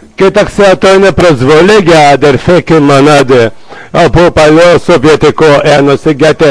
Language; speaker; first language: Greek; non-native, learner; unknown